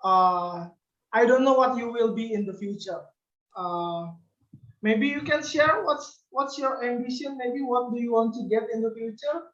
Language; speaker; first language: English; non-native, learner; Indonesian